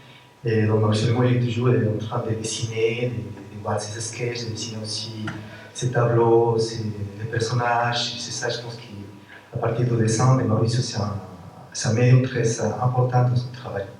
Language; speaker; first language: French; non-native, fluent; Spanish